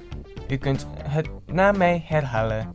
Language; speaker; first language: Dutch; non-native, fluent; Indonesian